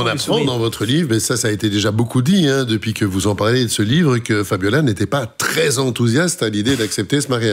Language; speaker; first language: French; native; French